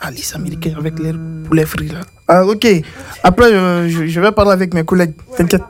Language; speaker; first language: French; native; French